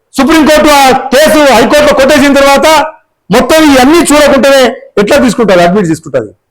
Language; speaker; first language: Telugu; non-native, local second language; Lambadi